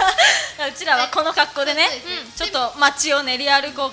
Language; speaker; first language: Japanese; native; Japanese